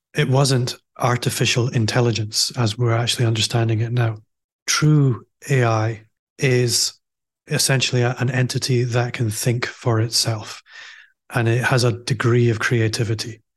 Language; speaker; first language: English; native; English